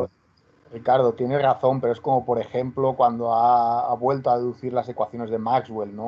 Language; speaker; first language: Spanish; native; Spanish